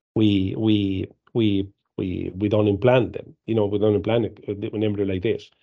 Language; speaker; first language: English; non-native, fluent; Spanish